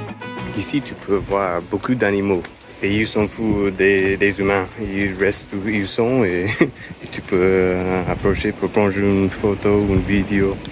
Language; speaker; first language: French; non-native, fluent; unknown